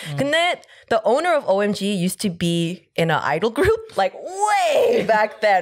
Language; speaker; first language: English; native; English